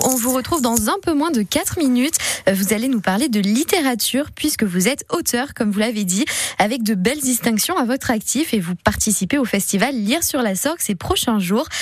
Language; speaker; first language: French; native; French